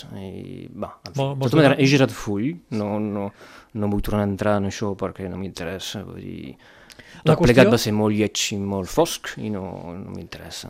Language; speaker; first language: Catalan; non-native, local second language; French